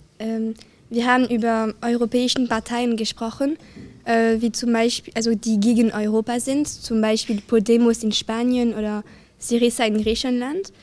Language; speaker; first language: German; non-native, learner; French